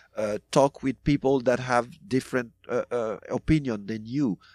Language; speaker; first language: English; non-native, fluent; French